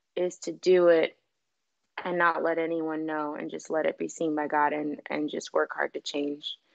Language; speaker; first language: English; native; English